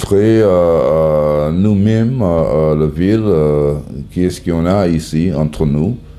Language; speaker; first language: French; non-native, learner; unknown